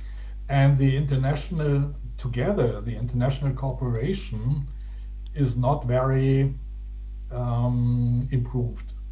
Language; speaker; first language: English; non-native, fluent; German